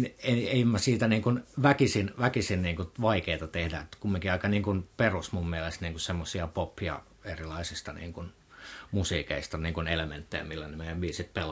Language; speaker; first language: Finnish; native; Finnish